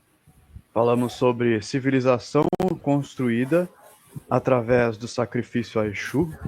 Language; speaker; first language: Portuguese; native; Portuguese